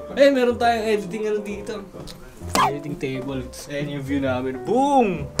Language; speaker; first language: Filipino; native; Filipino